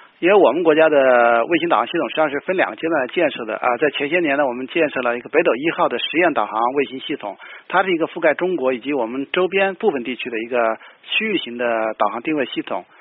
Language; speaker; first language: Chinese; native; Chinese